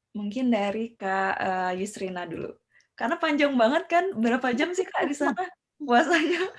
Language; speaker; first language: Indonesian; native; Indonesian